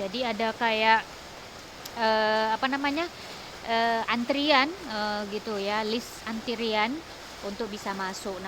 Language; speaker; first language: Indonesian; native; Indonesian